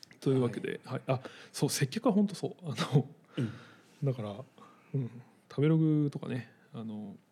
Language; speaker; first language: Japanese; native; Japanese